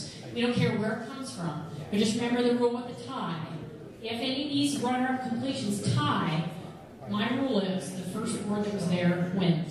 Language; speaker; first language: English; native; English